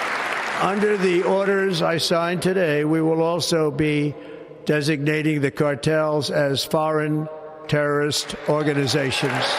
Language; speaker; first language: English; native; English